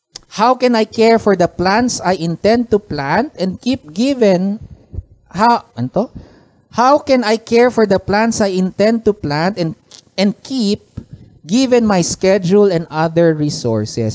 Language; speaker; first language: English; non-native, local second language; Filipino